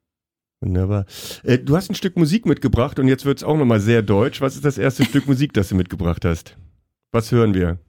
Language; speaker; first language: German; native; German